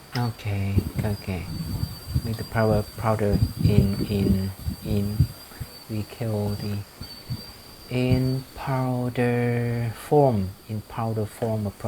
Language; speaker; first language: English; non-native, fluent; Vietnamese